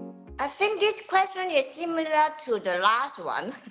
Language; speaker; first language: English; non-native, local second language; Cantonese